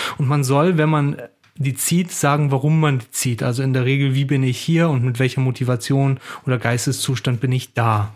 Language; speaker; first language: German; early bilingual, other home language; Turkish